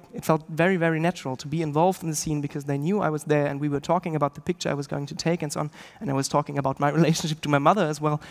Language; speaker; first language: English; non-native, fluent; German